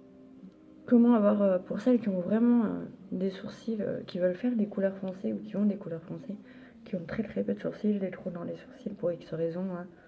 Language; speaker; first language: French; native; French